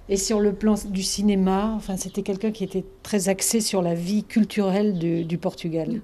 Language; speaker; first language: French; native; French